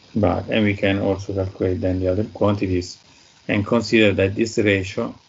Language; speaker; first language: English; non-native, fluent; Italian